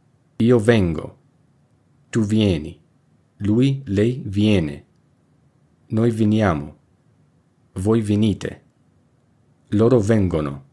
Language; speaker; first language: Italian; non-native, fluent; English